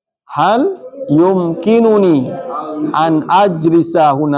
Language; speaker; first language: Arabic; non-native, fluent; Indonesian